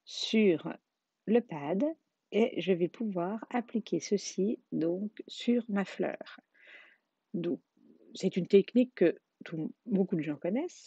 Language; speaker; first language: French; native; French